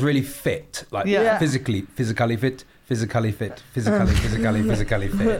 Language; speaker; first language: English; native; English